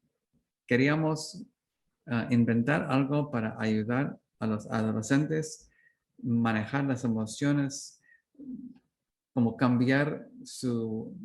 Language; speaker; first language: Spanish; non-native, learner; English